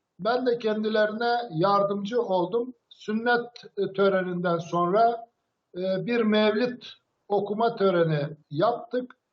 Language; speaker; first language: Turkish; native; Turkish